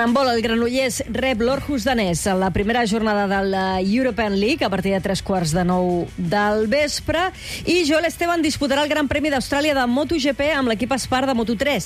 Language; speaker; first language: Catalan; native; Catalan